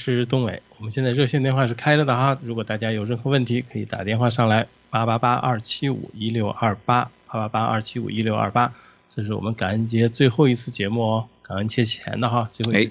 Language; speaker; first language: Chinese; native; Chinese